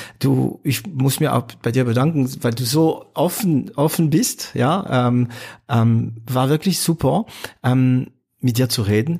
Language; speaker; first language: German; non-native, fluent; French